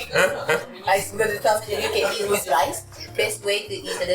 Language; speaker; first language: English; non-native, learner; Japanese